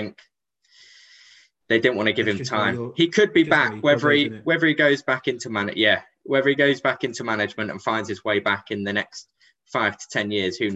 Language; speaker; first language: English; native; English